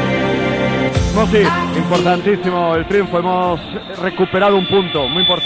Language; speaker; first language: Spanish; native; Spanish